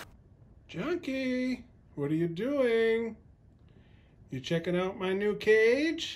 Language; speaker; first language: English; native; English